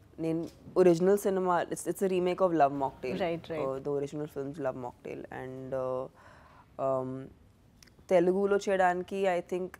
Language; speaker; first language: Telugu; non-native, fluent; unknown